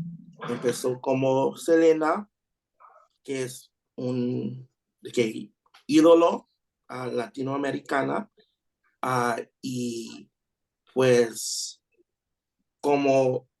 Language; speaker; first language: Spanish; non-native, learner; English